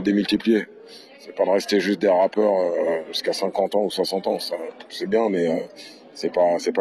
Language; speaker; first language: French; native; French